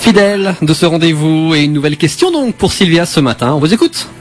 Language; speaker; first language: French; native; French